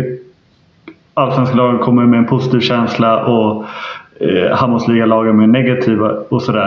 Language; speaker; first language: Swedish; native; Swedish